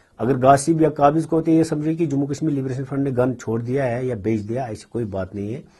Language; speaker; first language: Urdu; non-native, local second language; Kashmiri